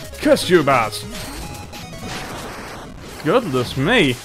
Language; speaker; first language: English; native; English